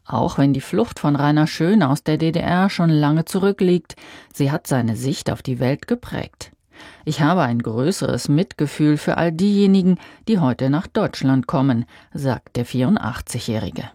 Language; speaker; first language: German; native; German